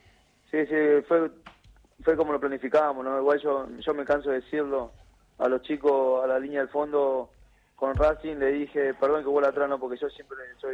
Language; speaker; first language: Spanish; native; Spanish